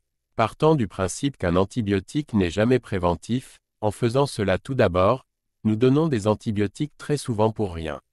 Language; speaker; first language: French; native; French